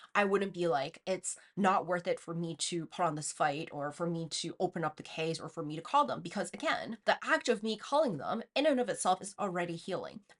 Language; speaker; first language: English; non-native, fluent; Chinese